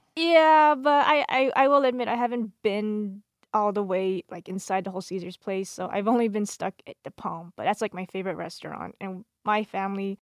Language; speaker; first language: English; native; English